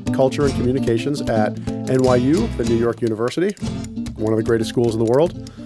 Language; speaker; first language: English; native; English